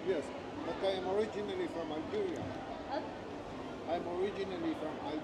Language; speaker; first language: English; non-native, fluent; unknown